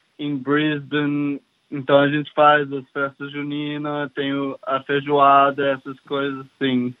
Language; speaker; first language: Portuguese; early bilingual, heritage; English